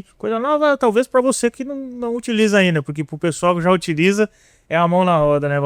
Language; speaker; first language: Portuguese; native; Portuguese